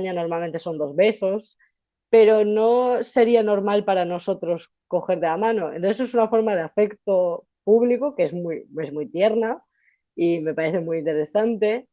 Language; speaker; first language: Spanish; native; Spanish